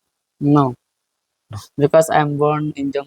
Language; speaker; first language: English; non-native, learner; Indonesian